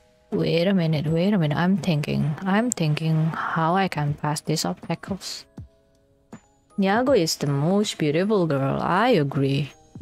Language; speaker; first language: English; non-native, fluent; Indonesian